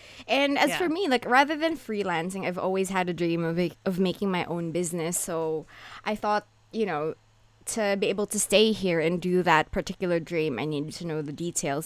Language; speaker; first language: English; non-native, local second language; Filipino